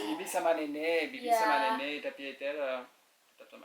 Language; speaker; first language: Indonesian; non-native, learner; French